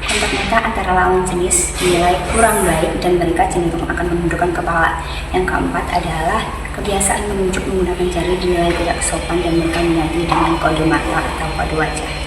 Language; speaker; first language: Indonesian; native; Indonesian